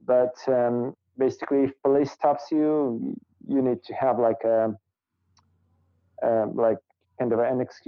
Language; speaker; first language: English; non-native, fluent; Russian